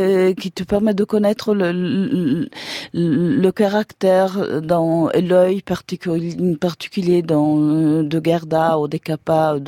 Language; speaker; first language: French; non-native, fluent; German